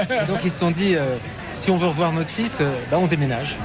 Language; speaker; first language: French; native; French